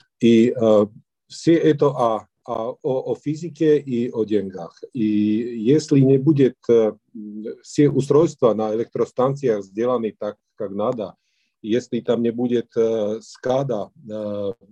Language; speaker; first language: Russian; non-native, learner; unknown